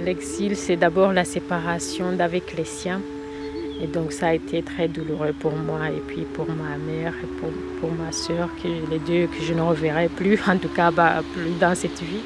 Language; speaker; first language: French; non-native, local second language; Kinyarwanda